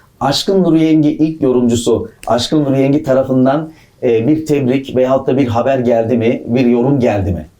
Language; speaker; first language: Turkish; native; Turkish